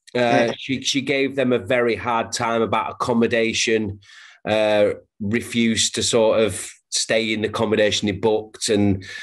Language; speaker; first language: English; native; English